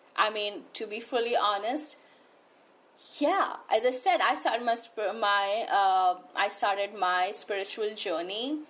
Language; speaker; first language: English; non-native, local second language; Hindi